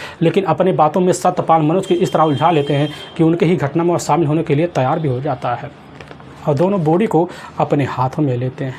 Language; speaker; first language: Hindi; native; Hindi